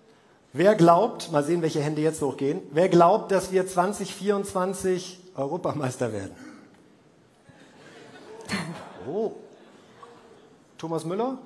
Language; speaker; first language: German; native; German